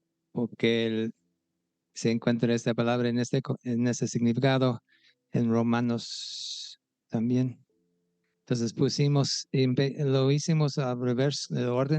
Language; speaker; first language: Spanish; non-native, local second language; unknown